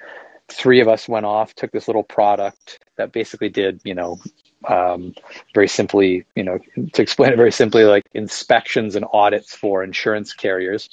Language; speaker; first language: English; native; English